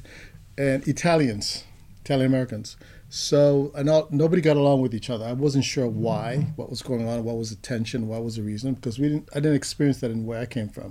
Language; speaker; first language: English; non-native, fluent; Spanish